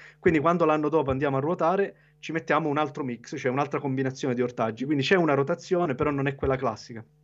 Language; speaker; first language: Italian; native; Italian